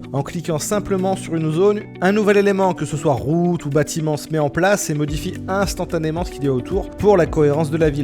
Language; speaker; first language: French; native; French